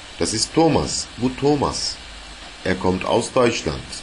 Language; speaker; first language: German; non-native, fluent; Turkish